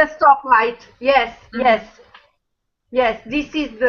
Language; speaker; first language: English; non-native, learner; Italian